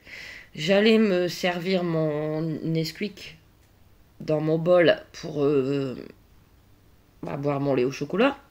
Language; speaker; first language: French; native; French